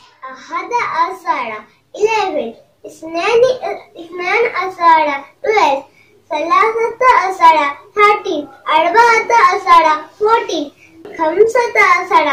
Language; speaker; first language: Arabic; non-native, learner; Bangla